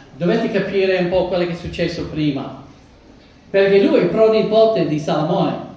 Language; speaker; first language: Italian; non-native, fluent; English